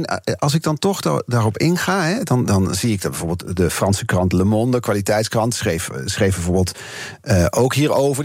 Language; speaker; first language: Dutch; native; Dutch